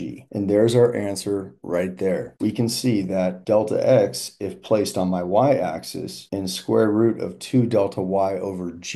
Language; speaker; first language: English; native; English